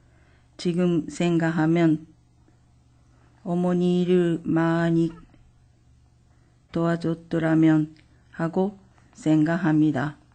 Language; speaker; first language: Korean; non-native, fluent; Japanese